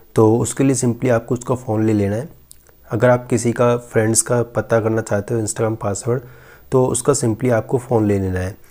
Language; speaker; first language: Hindi; native; Hindi